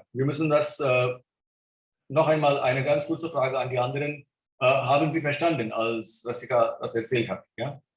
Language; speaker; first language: German; non-native, fluent; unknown